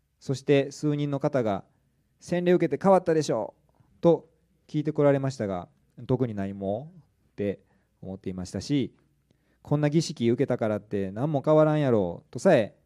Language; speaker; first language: Japanese; native; Japanese